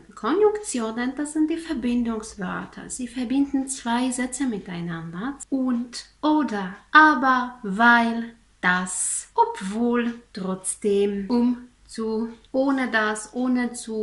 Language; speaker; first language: German; non-native, fluent; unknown